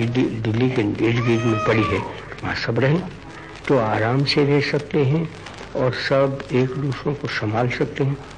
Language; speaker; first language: Hindi; non-native, local second language; Gujarati